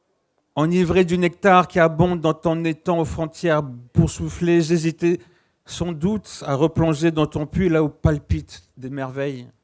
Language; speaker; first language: French; native; French